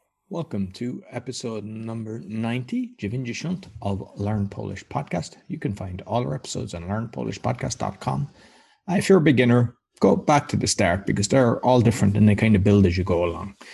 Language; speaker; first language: English; native; English